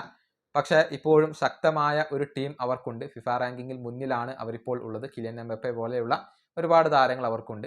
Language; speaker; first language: Malayalam; native; Malayalam